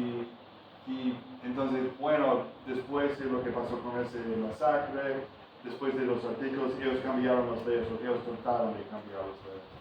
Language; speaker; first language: Spanish; non-native, fluent; English